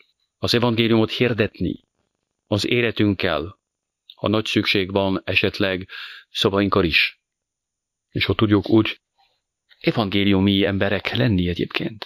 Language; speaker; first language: Hungarian; non-native, fluent; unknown